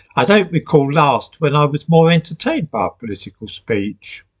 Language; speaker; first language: English; native; English